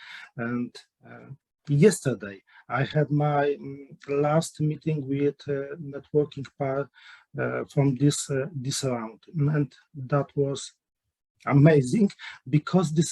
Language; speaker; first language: English; non-native, learner; Polish